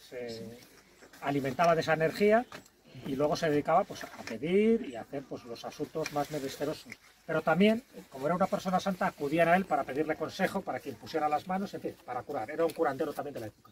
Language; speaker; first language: Spanish; native; Spanish